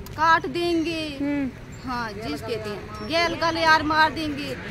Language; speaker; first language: Hindi; native; Hindi